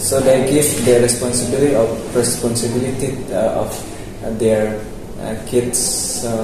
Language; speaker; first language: English; non-native, local second language; Indonesian